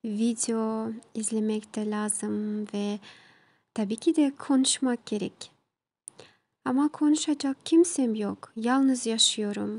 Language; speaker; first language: Turkish; non-native, learner; Kazakh